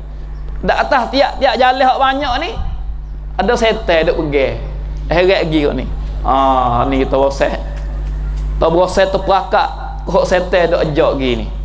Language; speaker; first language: Malay; native; Malay